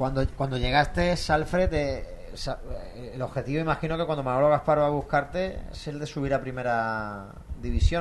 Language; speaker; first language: Spanish; native; Spanish